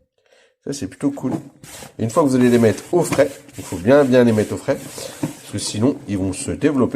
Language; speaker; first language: French; native; French